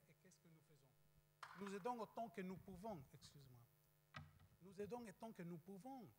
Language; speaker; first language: French; non-native, fluent; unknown